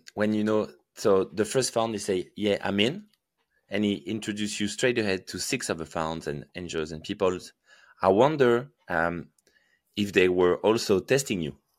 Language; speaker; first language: English; non-native, fluent; French